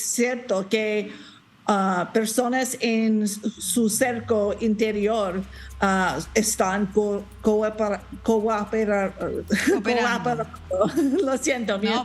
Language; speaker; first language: Spanish; non-native, learner; English